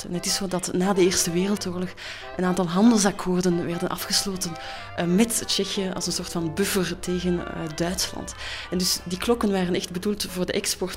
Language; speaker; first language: Dutch; native; Dutch